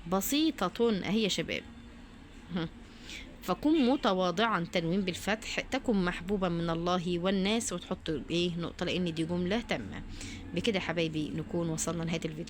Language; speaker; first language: Arabic; native; Arabic